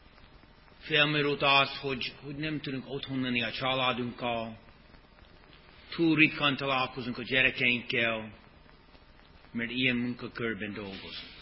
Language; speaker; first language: Hungarian; non-native, fluent; English